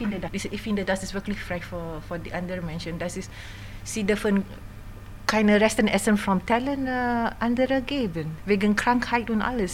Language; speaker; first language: German; non-native, learner; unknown